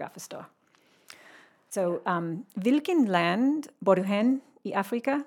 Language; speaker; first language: Danish; non-native, learner; English